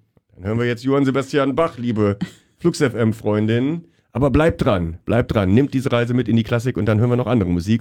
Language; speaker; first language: German; native; German